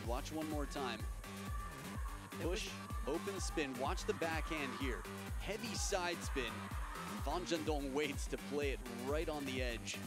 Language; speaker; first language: English; native; English